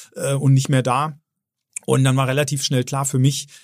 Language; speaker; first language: German; native; German